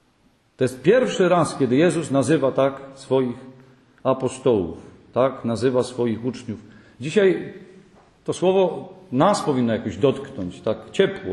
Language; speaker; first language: Polish; native; Polish